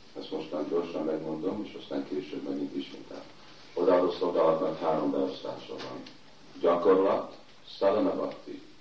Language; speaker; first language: Hungarian; early bilingual, heritage; Hungarian